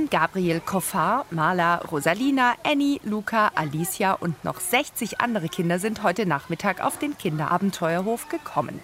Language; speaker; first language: German; native; German